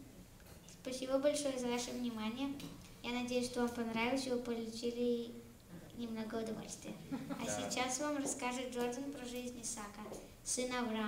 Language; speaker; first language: Russian; early bilingual, heritage; Russian